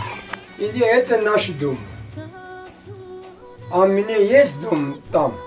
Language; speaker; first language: Russian; non-native, learner; Armenian